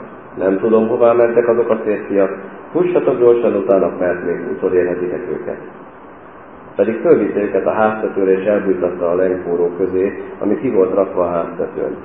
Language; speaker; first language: Hungarian; native; Hungarian